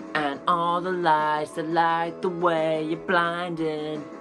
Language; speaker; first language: English; native; English